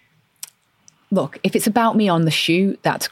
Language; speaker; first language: English; native; English